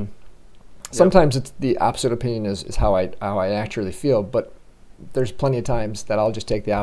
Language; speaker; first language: English; native; English